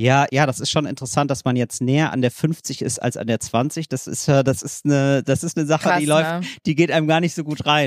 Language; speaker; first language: German; native; German